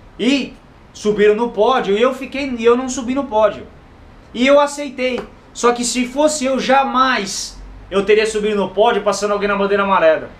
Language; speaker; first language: Portuguese; native; Portuguese